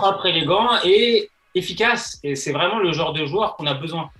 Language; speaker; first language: French; native; French